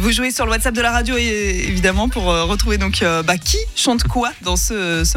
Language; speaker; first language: French; native; French